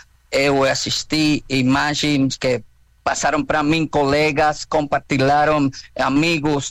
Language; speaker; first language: Portuguese; non-native, fluent; Spanish